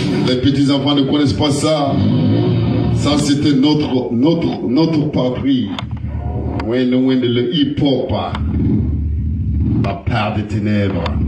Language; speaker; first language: French; non-native, local second language; Mossi